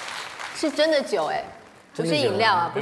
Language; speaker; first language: Chinese; native; Chinese